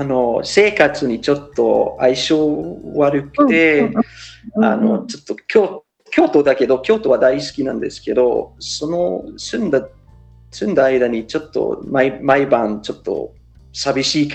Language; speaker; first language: Japanese; non-native, fluent; English